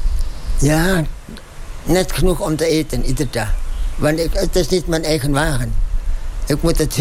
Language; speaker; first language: Dutch; non-native, local second language; Indonesian